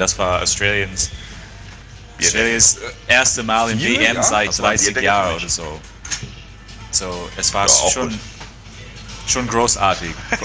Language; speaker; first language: German; non-native, fluent; English